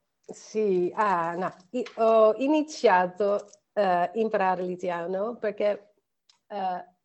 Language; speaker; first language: Italian; non-native, learner; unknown